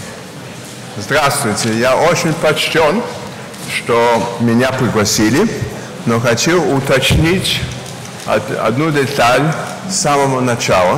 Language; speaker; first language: Russian; early bilingual, heritage; Russian